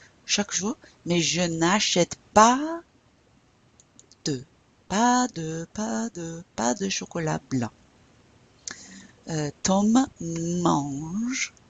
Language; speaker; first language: French; non-native, fluent; English